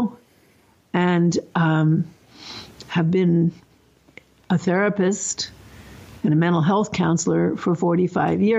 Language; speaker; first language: English; native; English